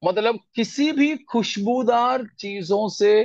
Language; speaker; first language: Hindi; non-native, local second language; Malayalam